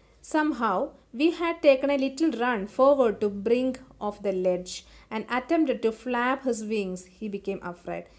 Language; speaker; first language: English; non-native, local second language; Malayalam